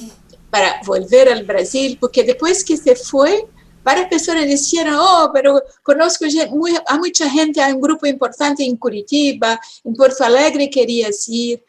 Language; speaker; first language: Spanish; non-native, fluent; Portuguese